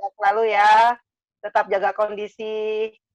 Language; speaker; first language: Indonesian; native; Indonesian